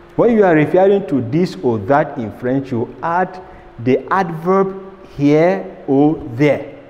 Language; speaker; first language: English; non-native, local second language; Hausa